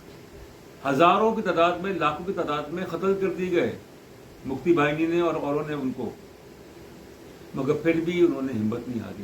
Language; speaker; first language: Urdu; native; Urdu